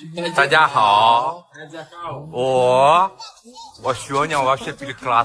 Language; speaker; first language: Russian; non-native, learner; Chinese